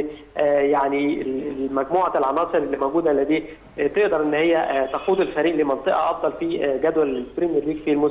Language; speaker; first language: Arabic; native; Arabic